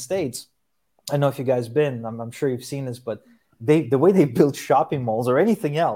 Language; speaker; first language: English; early bilingual, other home language; Ukrainian